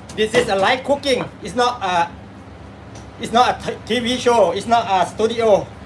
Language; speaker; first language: English; non-native, learner; Thai